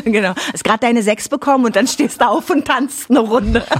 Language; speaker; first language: German; native; German